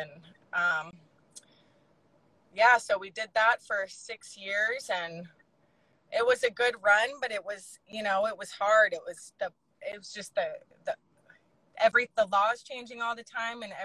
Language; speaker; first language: English; native; English